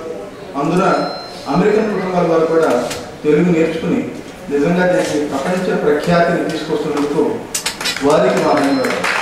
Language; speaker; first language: Telugu; native; Telugu